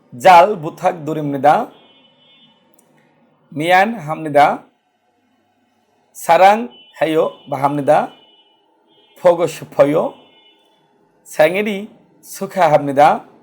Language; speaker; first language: Korean; non-native, fluent; Bangla